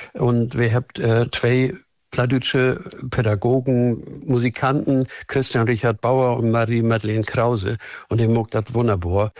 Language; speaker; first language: German; native; German